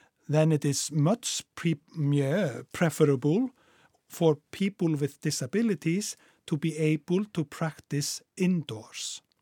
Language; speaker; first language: English; non-native, fluent; Icelandic